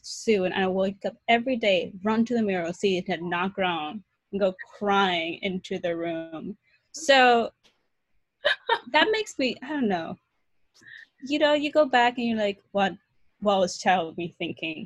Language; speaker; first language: English; non-native, fluent; Spanish